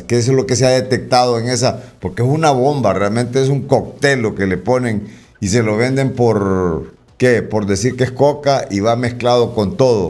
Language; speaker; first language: Spanish; native; Spanish